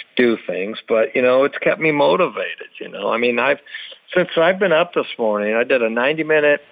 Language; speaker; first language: English; native; English